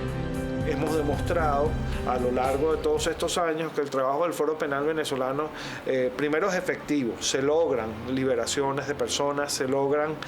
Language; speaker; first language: Spanish; native; Spanish